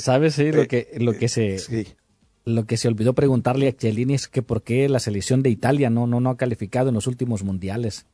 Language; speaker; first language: Spanish; native; Spanish